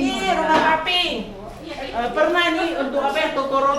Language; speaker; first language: Indonesian; native; Indonesian